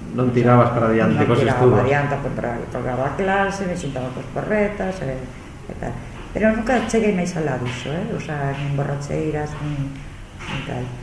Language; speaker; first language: Galician; native; Galician